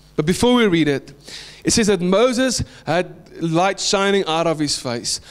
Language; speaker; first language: English; non-native, local second language; Afrikaans